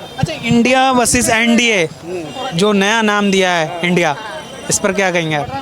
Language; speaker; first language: Hindi; native; Hindi